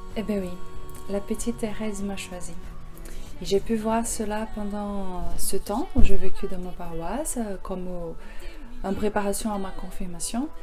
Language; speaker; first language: French; non-native, fluent; Portuguese